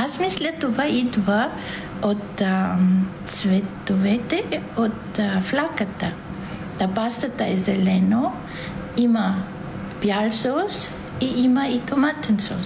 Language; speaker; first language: Bulgarian; non-native, fluent; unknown